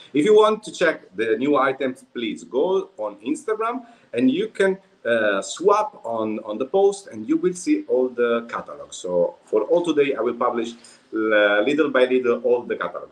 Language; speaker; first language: English; non-native, fluent; Italian